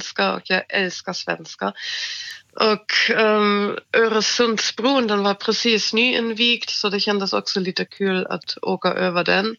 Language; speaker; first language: Swedish; non-native, fluent; German